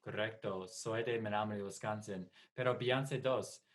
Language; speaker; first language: Spanish; non-native, fluent; English